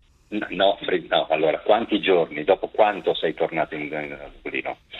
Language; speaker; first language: Italian; native; Italian